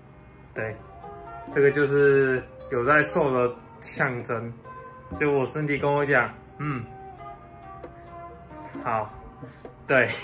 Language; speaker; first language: Chinese; native; Chinese